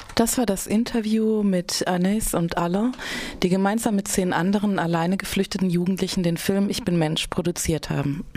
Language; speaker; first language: German; native; German